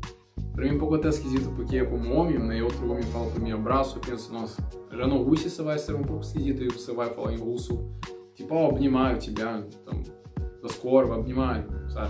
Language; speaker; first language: Portuguese; non-native, learner; Russian